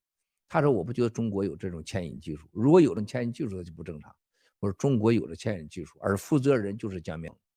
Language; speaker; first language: Chinese; native; Chinese